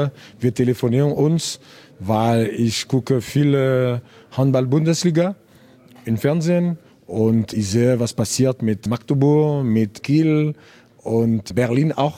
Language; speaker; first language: German; non-native, learner; French